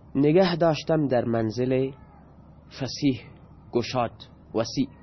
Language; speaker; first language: Persian; non-native, local second language; Baluchi